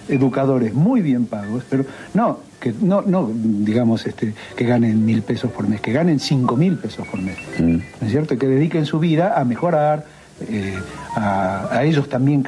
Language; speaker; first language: Spanish; native; Spanish